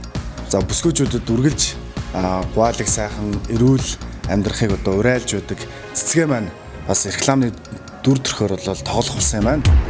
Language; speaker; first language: Mongolian; native; Mongolian